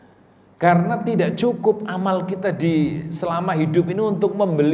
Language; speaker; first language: Indonesian; native; Indonesian